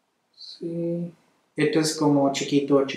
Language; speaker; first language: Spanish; non-native, learner; Malayalam